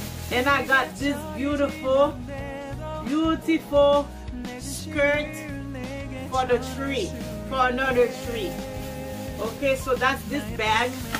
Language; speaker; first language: English; non-native, fluent; Haitian Creole